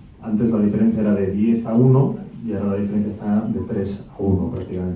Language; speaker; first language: Spanish; native; Spanish